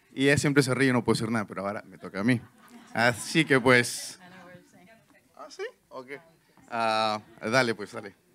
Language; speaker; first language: Spanish; native; Spanish